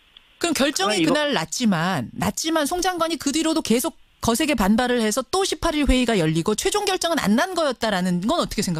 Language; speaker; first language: Korean; native; Korean